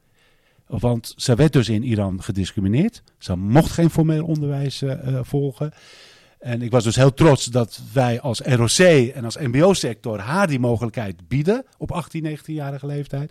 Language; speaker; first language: Dutch; native; Dutch